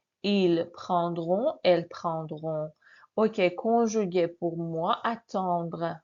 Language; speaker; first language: French; non-native, fluent; Persian